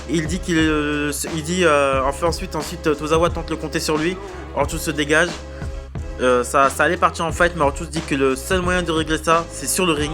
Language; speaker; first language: French; native; French